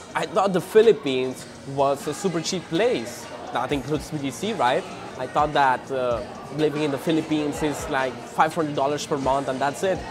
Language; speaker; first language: English; non-native, fluent; Spanish